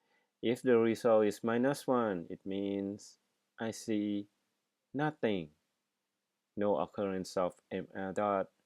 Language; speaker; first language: English; non-native, fluent; Thai